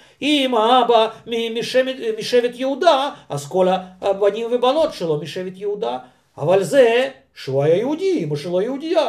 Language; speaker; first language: Hebrew; non-native, fluent; Russian